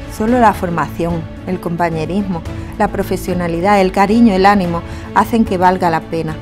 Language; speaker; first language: Spanish; native; Spanish